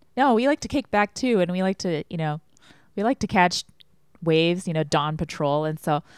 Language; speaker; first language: English; non-native, fluent; Chinese